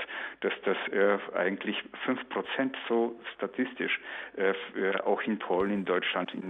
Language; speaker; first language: German; non-native, fluent; Polish